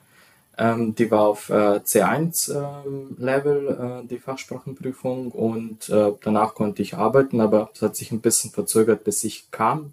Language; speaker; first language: German; non-native, fluent; Serbian